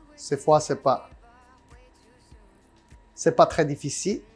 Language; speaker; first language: French; non-native, learner; Italian